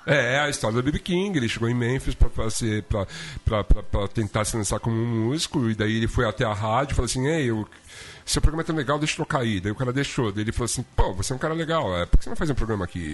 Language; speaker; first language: Portuguese; native; Portuguese